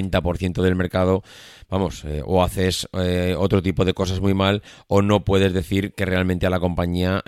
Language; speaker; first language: Spanish; native; Spanish